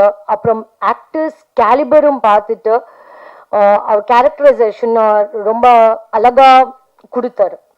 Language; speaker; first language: Tamil; non-native, learner; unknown